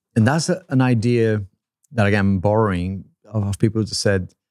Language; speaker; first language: English; non-native, fluent; Portuguese